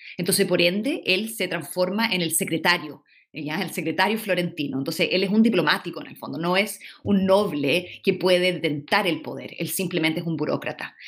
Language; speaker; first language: Spanish; native; Spanish